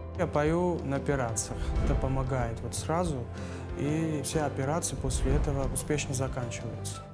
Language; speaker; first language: Russian; non-native, fluent; Armenian